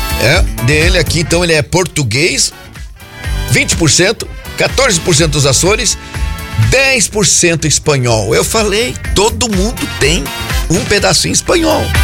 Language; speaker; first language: Portuguese; native; Portuguese